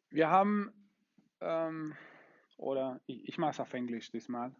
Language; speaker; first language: German; non-native, fluent; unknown